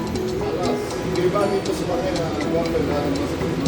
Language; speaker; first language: Arabic; non-native, learner; Filipino